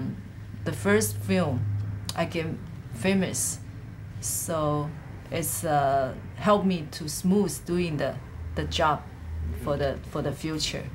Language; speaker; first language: English; non-native, learner; Chinese